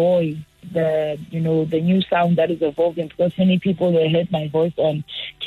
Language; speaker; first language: English; non-native, local second language; Zulu